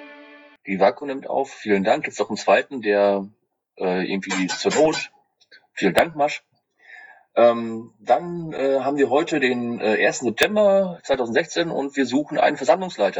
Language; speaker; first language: German; native; German